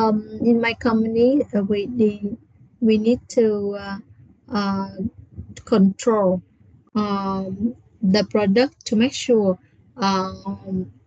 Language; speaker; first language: English; non-native, learner; Vietnamese